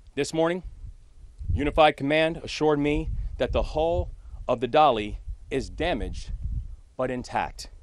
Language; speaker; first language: English; native; English